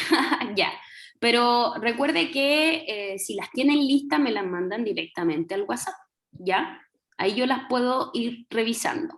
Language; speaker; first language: Spanish; native; Spanish